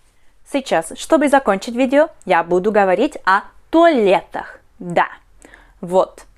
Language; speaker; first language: Russian; non-native, learner; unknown